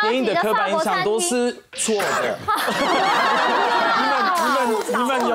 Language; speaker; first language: Chinese; non-native, fluent; French